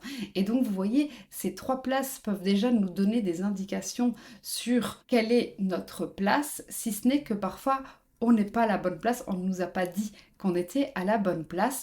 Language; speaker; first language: French; native; French